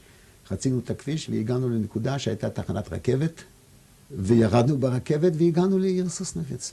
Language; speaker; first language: Hebrew; non-native, fluent; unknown